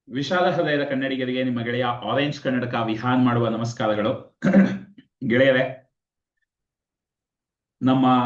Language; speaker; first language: Kannada; native; Kannada